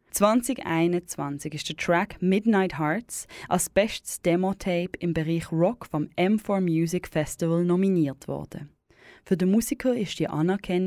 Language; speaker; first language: German; native; German